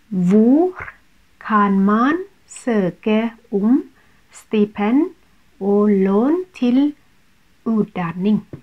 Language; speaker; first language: Norwegian; non-native, fluent; Thai